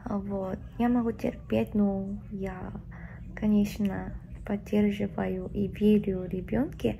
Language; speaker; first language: Russian; non-native, fluent; Korean